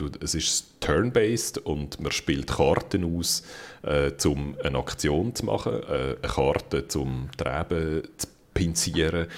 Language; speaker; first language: German; native; German